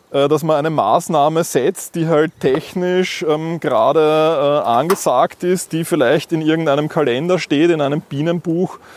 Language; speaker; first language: German; native; German